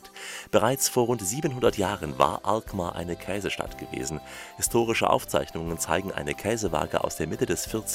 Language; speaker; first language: German; native; German